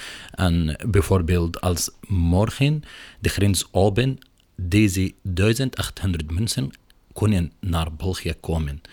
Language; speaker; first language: Dutch; non-native, learner; Arabic